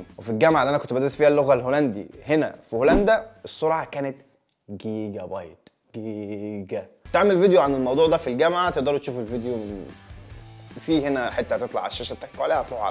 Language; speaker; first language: Arabic; native; Arabic